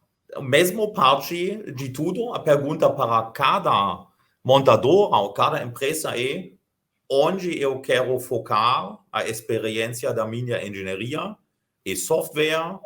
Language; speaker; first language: Portuguese; non-native, fluent; German